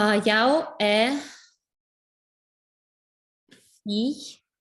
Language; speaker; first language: French; non-native, learner; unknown